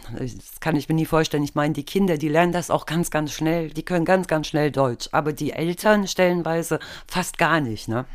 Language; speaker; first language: German; native; German